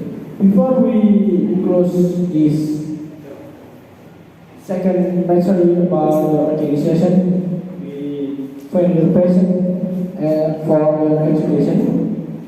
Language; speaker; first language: English; non-native, learner; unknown